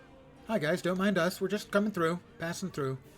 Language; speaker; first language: English; native; English